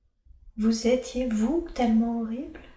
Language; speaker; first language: French; native; French